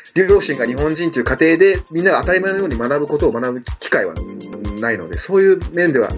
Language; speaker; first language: Japanese; native; Japanese